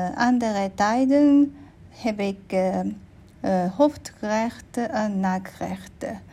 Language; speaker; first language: Dutch; non-native, learner; English